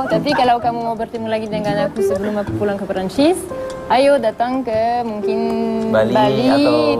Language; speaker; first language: Indonesian; non-native, learner; French